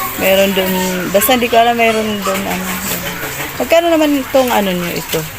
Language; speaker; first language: Filipino; non-native, local second language; Waray